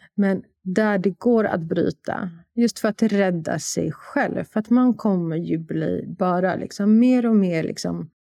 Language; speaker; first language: Swedish; non-native, fluent; Polish